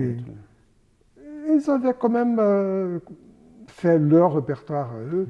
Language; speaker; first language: French; non-native, fluent; Portuguese